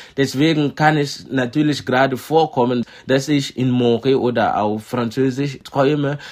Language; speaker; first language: German; non-native, fluent; Mossi